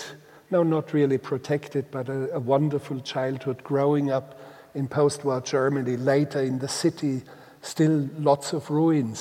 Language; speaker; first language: English; non-native, fluent; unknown